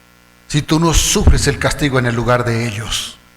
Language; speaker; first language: Spanish; native; Spanish